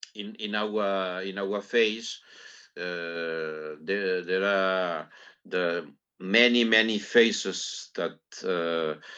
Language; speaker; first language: English; non-native, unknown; Catalan